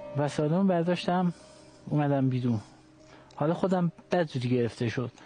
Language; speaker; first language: Persian; non-native, local second language; Azerbaijani